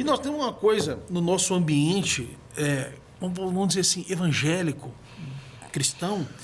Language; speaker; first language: Portuguese; native; Portuguese